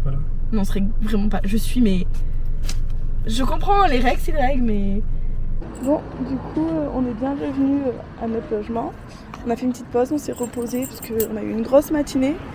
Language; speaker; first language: French; native; French